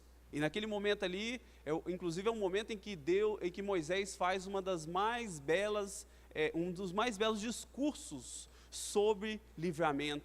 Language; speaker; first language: Portuguese; native; Portuguese